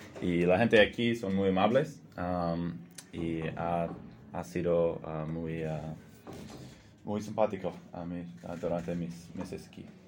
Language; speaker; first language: Spanish; non-native, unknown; English